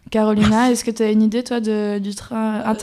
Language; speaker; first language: French; native; French